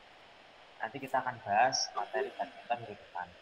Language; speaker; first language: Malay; non-native, local second language; Javanese